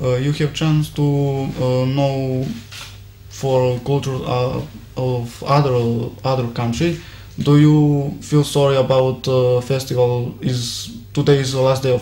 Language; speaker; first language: English; non-native, learner; Serbian